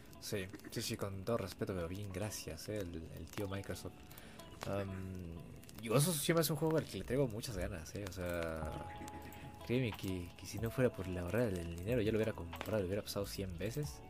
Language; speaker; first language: Spanish; native; Spanish